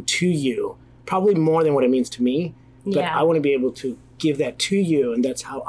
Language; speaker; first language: English; native; English